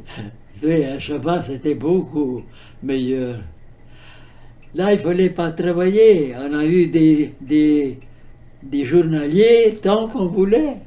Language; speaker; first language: French; early bilingual, heritage; French